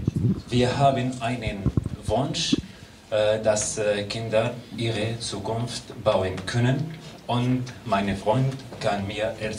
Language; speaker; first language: German; non-native, learner; Arabic